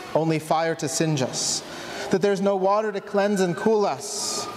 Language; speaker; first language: English; native; English